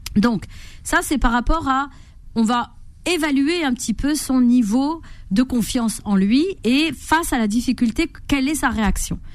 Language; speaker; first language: French; native; French